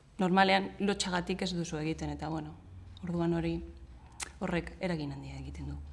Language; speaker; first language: Basque; non-native, local second language; Spanish